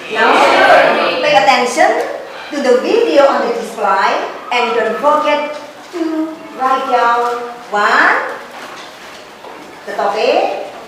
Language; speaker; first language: English; non-native, fluent; Indonesian